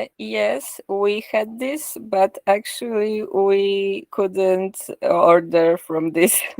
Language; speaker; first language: English; non-native, learner; Polish